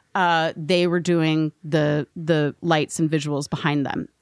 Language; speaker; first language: English; native; English